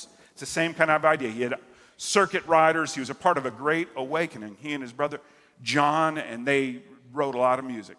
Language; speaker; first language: English; native; English